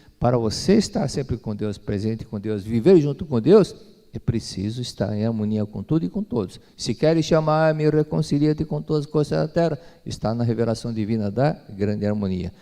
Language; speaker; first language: Portuguese; native; Portuguese